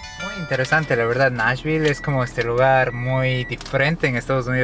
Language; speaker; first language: Spanish; native; Spanish